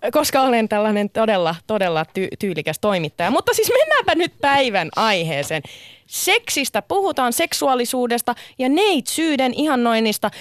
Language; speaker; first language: Finnish; early bilingual, other home language; Sinhala